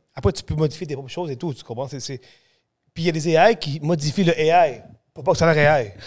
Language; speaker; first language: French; early bilingual, other home language; Spanish